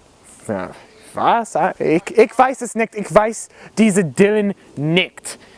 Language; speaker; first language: German; non-native, learner; English